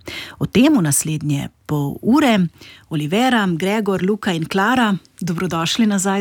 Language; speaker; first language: Slovenian; native; Slovenian